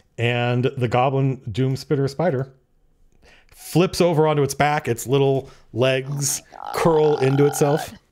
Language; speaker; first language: English; native; English